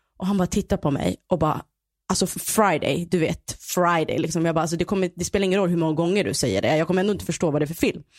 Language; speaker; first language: Swedish; early bilingual, other home language; Somali